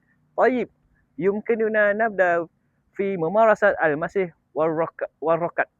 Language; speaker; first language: Arabic; non-native, learner; Malay